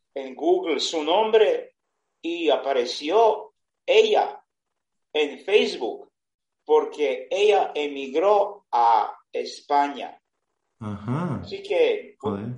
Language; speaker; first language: Spanish; non-native, fluent; Serbian